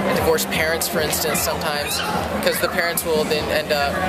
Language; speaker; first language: English; native; English